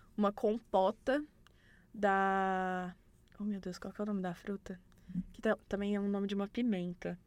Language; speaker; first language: Portuguese; native; Portuguese